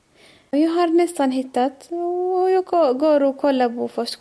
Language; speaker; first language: Swedish; non-native, learner; Arabic